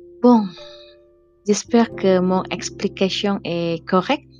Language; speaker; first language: French; non-native, learner; Indonesian